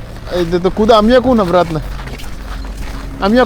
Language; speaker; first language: Russian; non-native, learner; Hindi